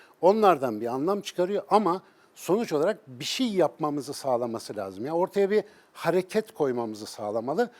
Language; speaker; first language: Turkish; native; Turkish